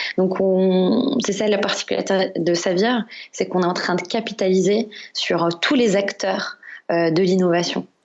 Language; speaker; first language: French; non-native, local second language; Arabic